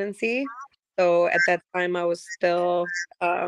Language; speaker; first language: English; native; English